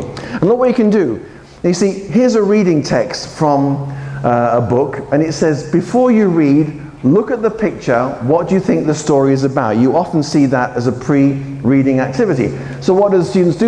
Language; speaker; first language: English; native; English